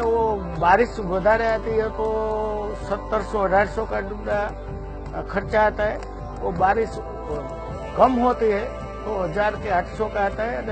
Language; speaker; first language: Hindi; non-native, local second language; Gujarati